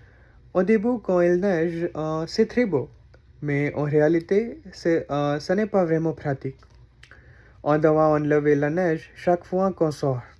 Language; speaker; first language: French; non-native, learner; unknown